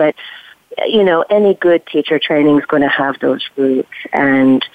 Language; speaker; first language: English; native; English